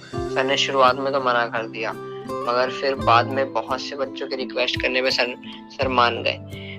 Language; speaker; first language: Hindi; native; Hindi